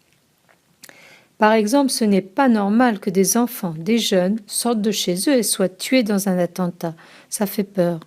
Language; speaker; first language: French; non-native, learner; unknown